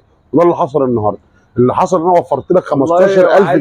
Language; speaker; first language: Arabic; native; Arabic